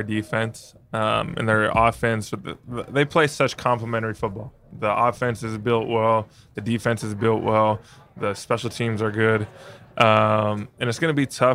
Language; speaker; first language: English; native; English